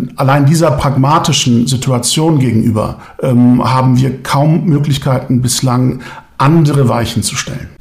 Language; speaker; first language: German; non-native, local second language; Turkish